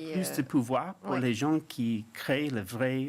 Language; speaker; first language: French; non-native, fluent; English